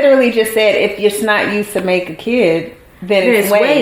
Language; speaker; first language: English; native; English